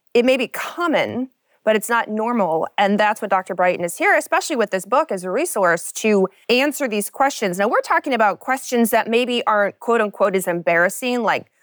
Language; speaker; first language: English; native; English